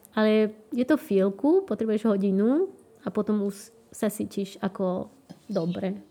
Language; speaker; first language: Slovak; non-native, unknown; Spanish